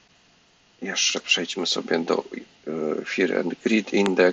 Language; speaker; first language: Polish; native; Polish